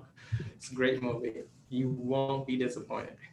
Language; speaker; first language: English; native; English